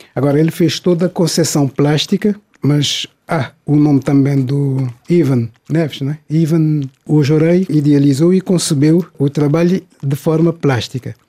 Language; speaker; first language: Portuguese; non-native, local second language; Kabuverdianu